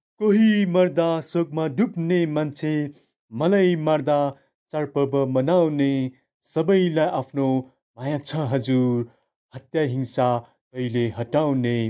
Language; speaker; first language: Nepali; non-native, local second language; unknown